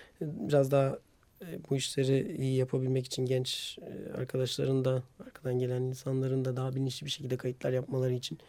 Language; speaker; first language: Turkish; non-native, local second language; Armenian